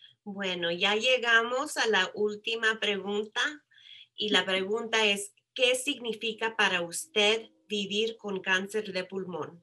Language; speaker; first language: Spanish; early bilingual, heritage; Spanish